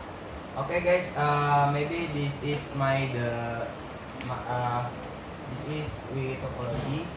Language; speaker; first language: English; non-native, learner; Indonesian